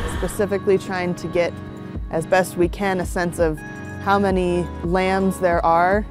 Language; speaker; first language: English; native; English